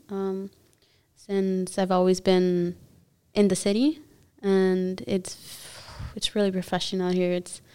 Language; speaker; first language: English; early bilingual, other home language; Spanish